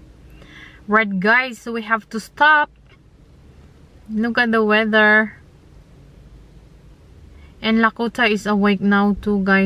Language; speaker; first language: English; non-native, local second language; Filipino